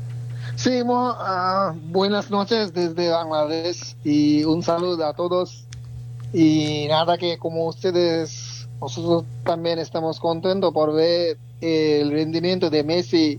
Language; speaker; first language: Spanish; non-native, learner; Bangla